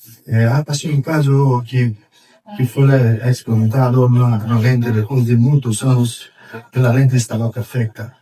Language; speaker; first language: Spanish; non-native, fluent; Portuguese